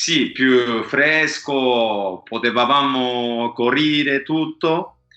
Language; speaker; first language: Italian; non-native, learner; Japanese